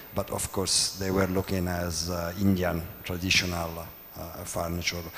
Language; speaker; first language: English; non-native, fluent; Italian